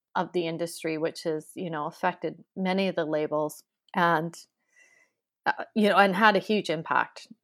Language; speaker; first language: English; native; English